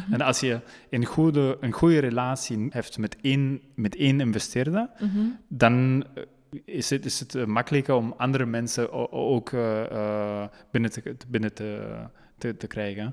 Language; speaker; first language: Dutch; non-native, local second language; French